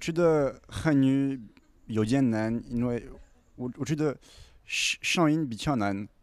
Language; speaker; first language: Chinese; non-native, learner; French